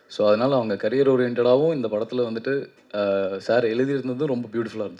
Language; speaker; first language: Tamil; native; Tamil